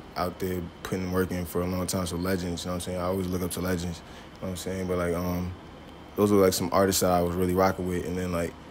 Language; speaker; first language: English; native; English